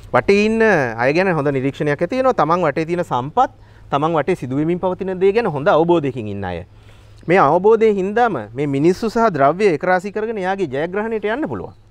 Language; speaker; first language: Sinhala; native; Sinhala